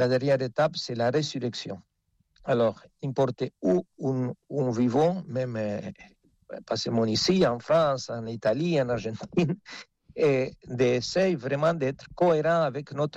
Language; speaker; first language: French; non-native, fluent; Spanish